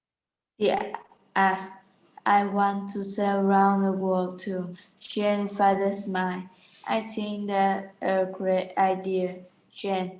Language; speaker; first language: English; non-native, learner; Vietnamese